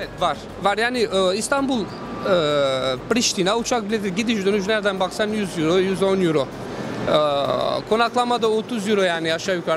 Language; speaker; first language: Turkish; non-native, fluent; Albanian